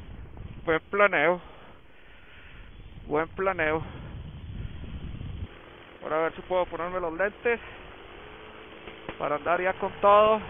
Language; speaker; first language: Spanish; native; Spanish